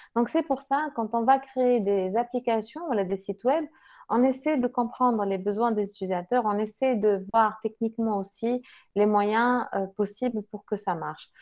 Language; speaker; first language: French; non-native, local second language; Arabic